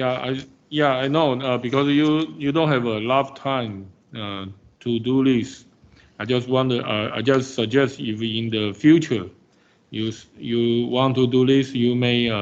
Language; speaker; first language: English; non-native, fluent; Chinese